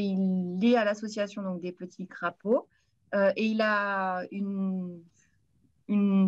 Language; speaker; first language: French; native; French